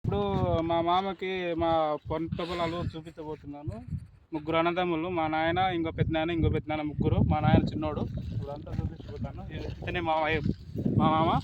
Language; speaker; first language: Telugu; non-native, local second language; Lambadi